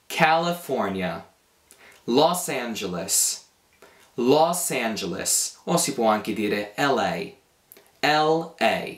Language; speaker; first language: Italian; non-native, fluent; English